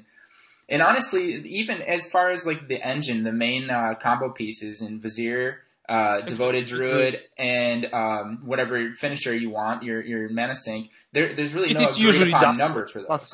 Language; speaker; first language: English; native; English